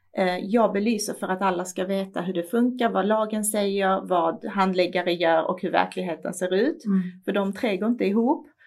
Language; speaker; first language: Swedish; early bilingual, other home language; Persian